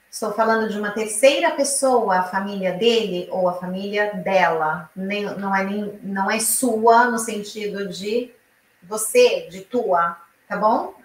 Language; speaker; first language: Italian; non-native, fluent; Portuguese